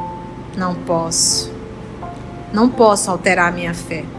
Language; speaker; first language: Portuguese; native; Portuguese